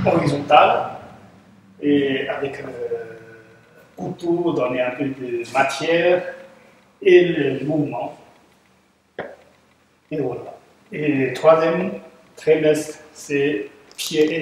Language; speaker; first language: French; non-native, fluent; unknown